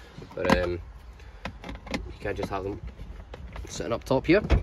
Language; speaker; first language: English; native; English